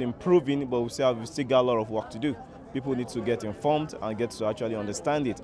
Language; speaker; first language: English; non-native, local second language; Yoruba